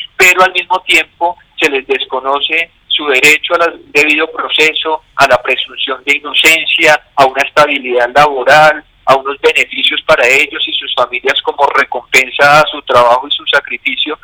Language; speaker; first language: Spanish; native; Spanish